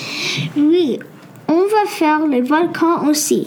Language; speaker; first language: French; non-native, learner; English